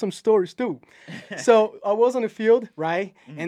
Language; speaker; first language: English; non-native, fluent; Portuguese